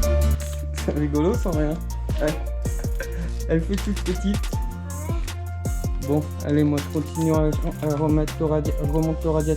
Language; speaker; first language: French; native; French